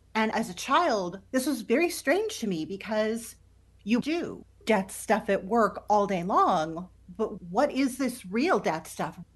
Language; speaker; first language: English; native; English